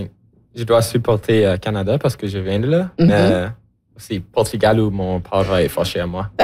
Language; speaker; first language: French; non-native, local second language; English